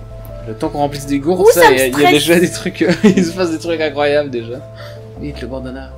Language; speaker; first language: French; native; French